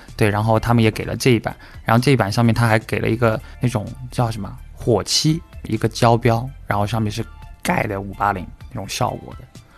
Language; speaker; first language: Chinese; native; Chinese